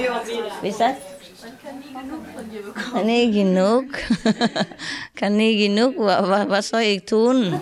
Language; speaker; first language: German; non-native, learner; Vietnamese